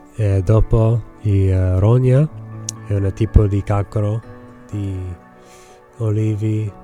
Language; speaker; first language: Italian; non-native, learner; English